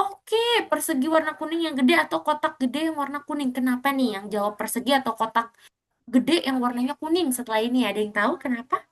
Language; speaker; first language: Indonesian; native; Indonesian